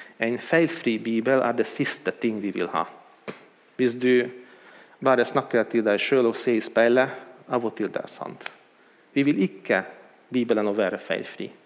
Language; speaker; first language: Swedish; non-native, fluent; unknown